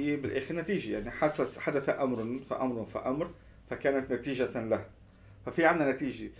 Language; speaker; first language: Arabic; native; Arabic